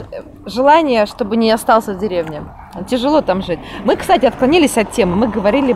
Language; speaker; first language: Russian; native; Russian